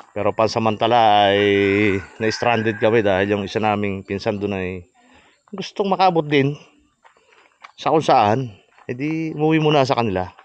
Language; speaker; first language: Filipino; native; Filipino